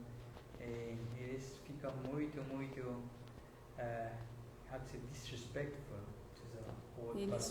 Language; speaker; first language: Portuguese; non-native, learner; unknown